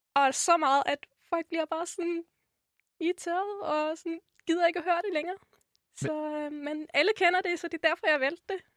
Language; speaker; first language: Danish; non-native, fluent; German